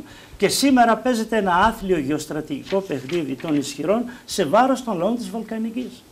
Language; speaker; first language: Greek; native; Greek